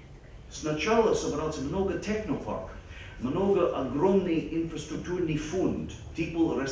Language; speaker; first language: Russian; non-native, fluent; English